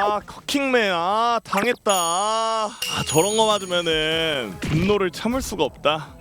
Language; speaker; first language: Korean; native; Korean